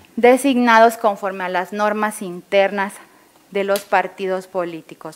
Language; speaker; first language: Spanish; native; Spanish